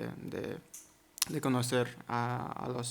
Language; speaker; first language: Spanish; non-native, learner; Kazakh